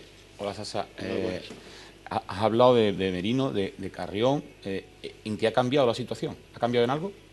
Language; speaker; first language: Spanish; native; Spanish